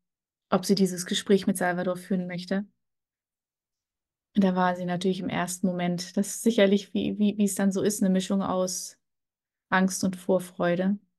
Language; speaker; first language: German; native; German